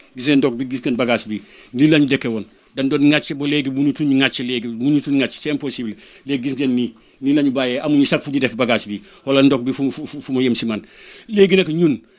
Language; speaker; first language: Wolof; non-native, local second language; Fula